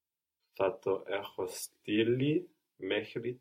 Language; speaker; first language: Greek; non-native, learner; English